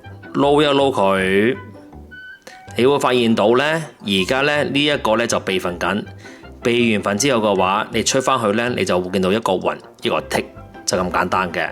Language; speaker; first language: Cantonese; native; Cantonese